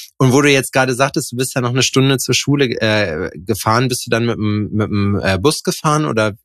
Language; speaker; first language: German; native; German